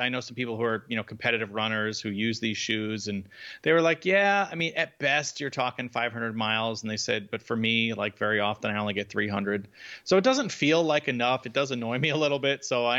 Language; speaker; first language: English; native; English